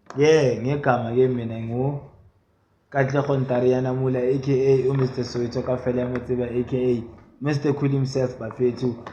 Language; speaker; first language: Zulu; native; Zulu